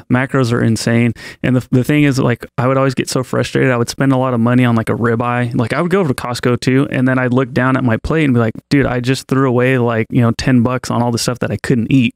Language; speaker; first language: English; native; English